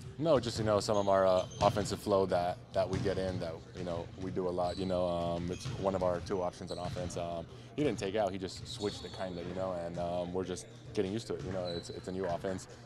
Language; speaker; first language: English; non-native, fluent; Lithuanian